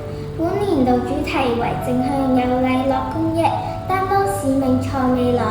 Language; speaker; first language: Cantonese; native; Cantonese